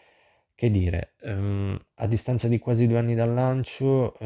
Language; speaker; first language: Italian; native; Italian